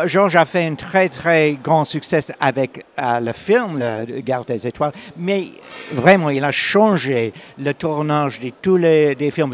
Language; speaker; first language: French; non-native, learner; English